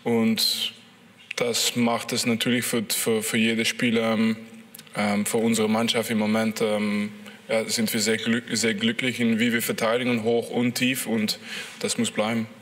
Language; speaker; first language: German; non-native, fluent; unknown